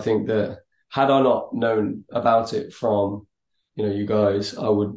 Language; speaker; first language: English; native; English